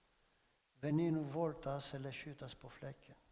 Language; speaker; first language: Swedish; non-native, fluent; Greek